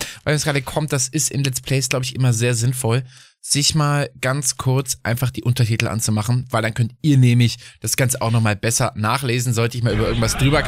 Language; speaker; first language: German; native; German